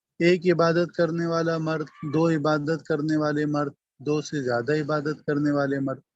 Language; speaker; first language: Urdu; native; Urdu